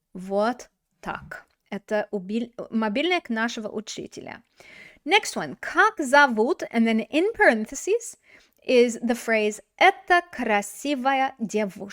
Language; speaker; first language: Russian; non-native, fluent; English